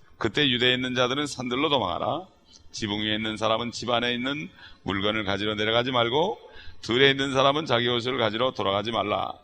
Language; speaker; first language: Korean; native; Korean